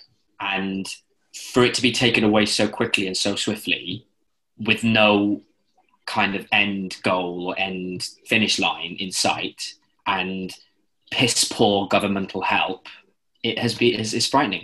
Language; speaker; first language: English; native; English